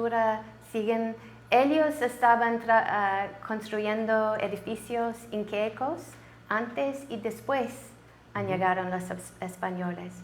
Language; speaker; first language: Spanish; non-native, learner; English